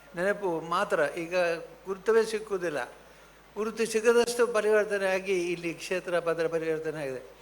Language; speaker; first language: Kannada; non-native, local second language; Tulu